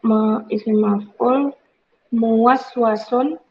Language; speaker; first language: Arabic; non-native, learner; Indonesian